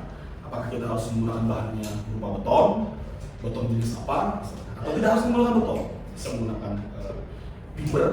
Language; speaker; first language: Indonesian; native; Indonesian